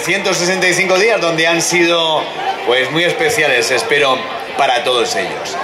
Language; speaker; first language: Spanish; native; Spanish